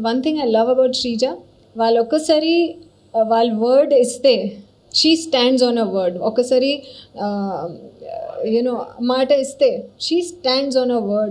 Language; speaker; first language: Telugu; non-native, learner; Hindi